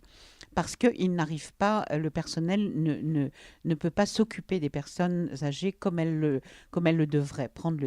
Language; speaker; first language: French; native; French